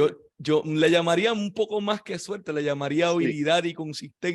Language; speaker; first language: Spanish; native; Spanish